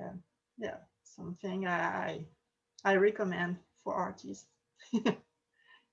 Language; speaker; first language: English; non-native, learner; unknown